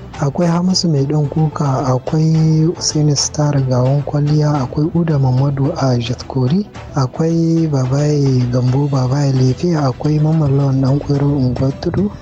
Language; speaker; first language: Hausa; native; Hausa